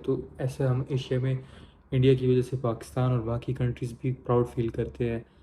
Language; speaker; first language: Urdu; non-native, local second language; Pashto